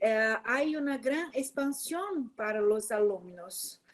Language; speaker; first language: Spanish; non-native, fluent; Portuguese